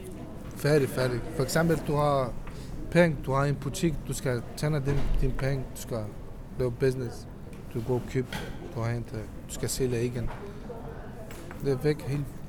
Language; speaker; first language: Danish; non-native, learner; Kurdish